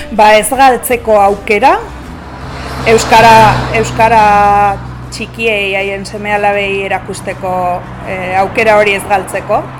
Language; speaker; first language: Basque; non-native, local second language; Spanish